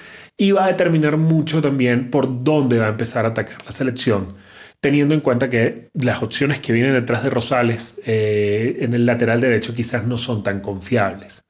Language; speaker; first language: Spanish; native; Spanish